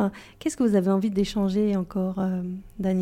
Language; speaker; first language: French; native; French